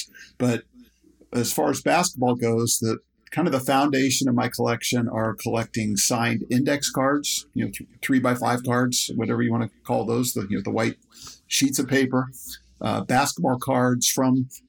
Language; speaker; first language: English; native; English